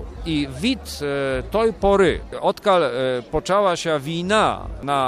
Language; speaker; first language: Ukrainian; early bilingual, heritage; Rusyn